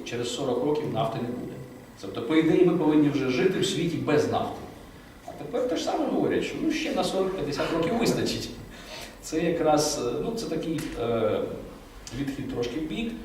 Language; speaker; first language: Ukrainian; native; Ukrainian